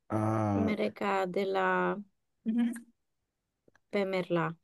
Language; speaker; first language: Indonesian; non-native, learner; English